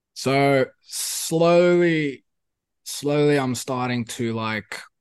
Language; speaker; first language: English; non-native, local second language; Afrikaans